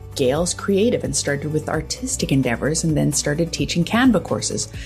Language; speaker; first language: English; native; English